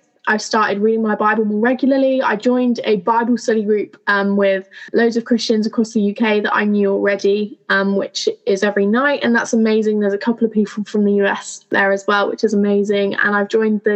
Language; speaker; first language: English; native; English